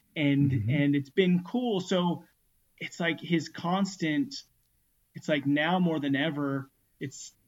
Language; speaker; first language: English; native; English